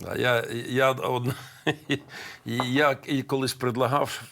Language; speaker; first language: Ukrainian; native; Ukrainian